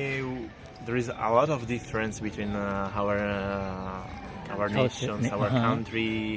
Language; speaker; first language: English; non-native, learner; Italian